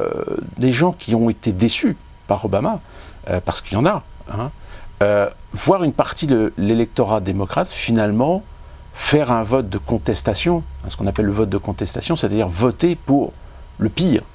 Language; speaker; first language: French; native; French